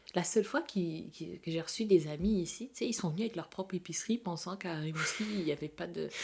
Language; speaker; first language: French; native; French